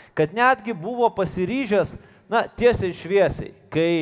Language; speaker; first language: Lithuanian; native; Lithuanian